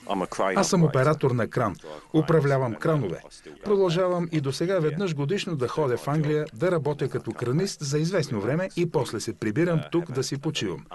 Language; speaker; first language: Bulgarian; non-native, fluent; English